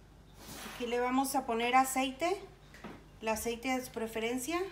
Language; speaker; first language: Spanish; native; Spanish